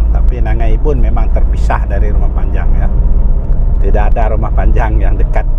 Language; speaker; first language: Malay; non-native, local second language; Iban